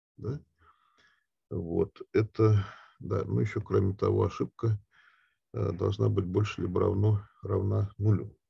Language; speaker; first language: Russian; native; Russian